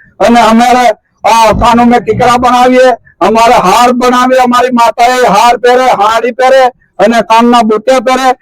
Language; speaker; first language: Gujarati; non-native, local second language; Rathawi